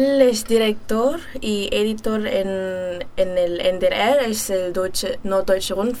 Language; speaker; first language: Spanish; early bilingual, heritage; German